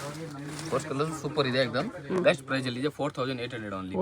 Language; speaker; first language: Kannada; non-native, local second language; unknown